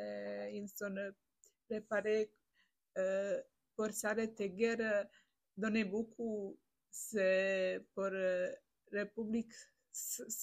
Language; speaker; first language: French; non-native, learner; Bosnian